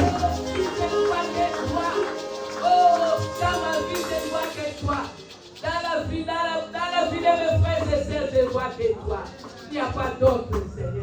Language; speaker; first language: French; non-native, local second language; Lingala